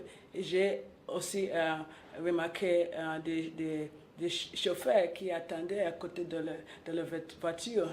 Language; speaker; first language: French; non-native, local second language; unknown